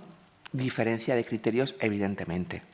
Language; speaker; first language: Spanish; native; Spanish